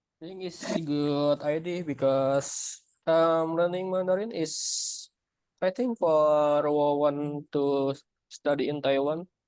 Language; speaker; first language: English; non-native, learner; Indonesian